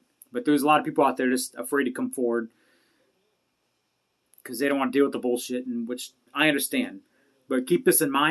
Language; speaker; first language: English; native; English